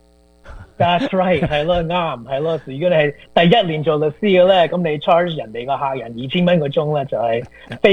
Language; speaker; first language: Chinese; early bilingual, heritage; Cantonese